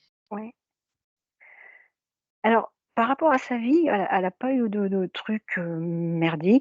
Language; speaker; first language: French; native; French